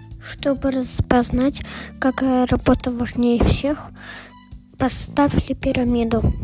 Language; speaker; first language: Russian; early bilingual, heritage; Russian